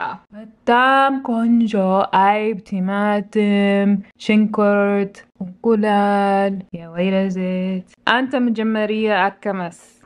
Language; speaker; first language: Amharic; non-native, learner; Arabic